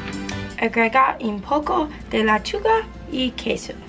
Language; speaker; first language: Spanish; non-native, learner; English